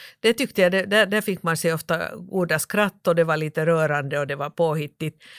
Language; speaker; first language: Swedish; native; Swedish